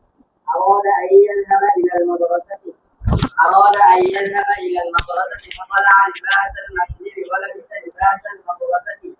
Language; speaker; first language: Arabic; non-native, learner; Bangla